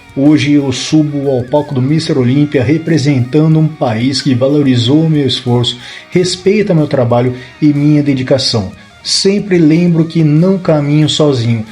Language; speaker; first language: Portuguese; native; Portuguese